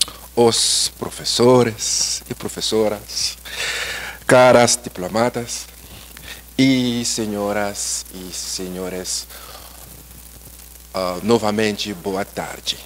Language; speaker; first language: Portuguese; non-native, learner; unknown